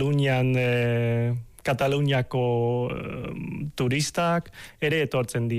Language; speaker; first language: Basque; non-native, local second language; Spanish